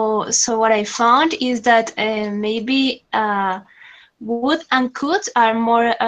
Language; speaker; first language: English; non-native, learner; Spanish